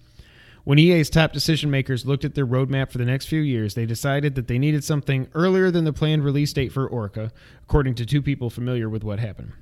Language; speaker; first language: English; native; English